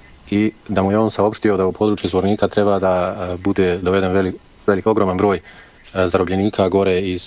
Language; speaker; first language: Bosnian; native; Bosnian